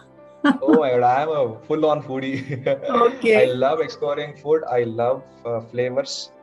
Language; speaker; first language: English; non-native, local second language; Kannada